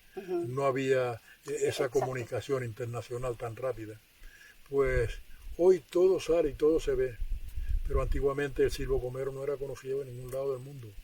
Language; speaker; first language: Spanish; native; Spanish